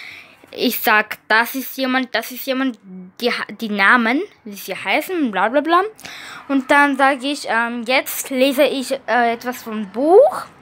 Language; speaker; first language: German; early bilingual, other home language; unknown